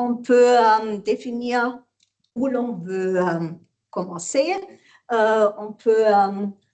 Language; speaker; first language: French; non-native, learner; German